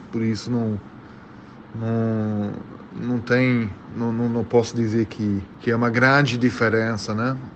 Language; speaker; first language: Portuguese; early bilingual, heritage; German